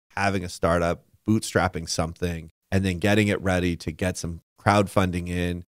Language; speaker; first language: English; native; English